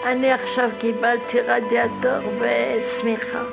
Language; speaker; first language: Hebrew; non-native, learner; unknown